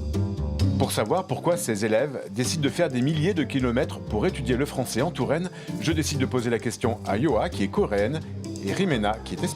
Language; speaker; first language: French; native; French